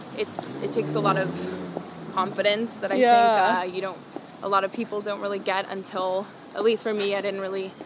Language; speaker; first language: English; early bilingual, other home language; Spanish